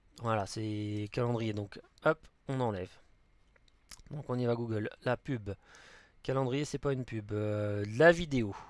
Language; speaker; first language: French; native; French